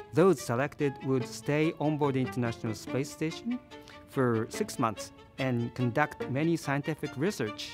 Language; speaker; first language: English; non-native, fluent; Japanese